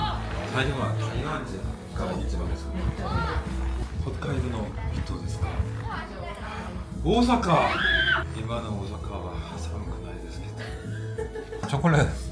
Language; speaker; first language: Japanese; non-native, learner; Korean